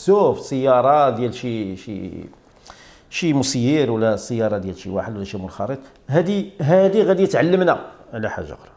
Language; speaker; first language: Arabic; native; Arabic